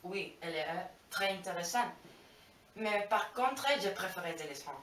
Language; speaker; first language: French; non-native, learner; Spanish